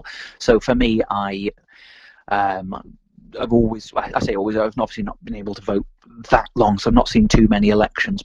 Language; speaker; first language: English; native; English